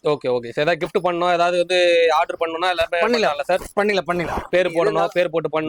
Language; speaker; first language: Tamil; native; Tamil